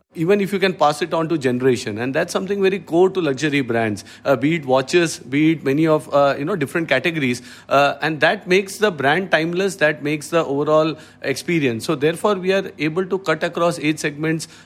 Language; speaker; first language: English; non-native, local second language; Malayalam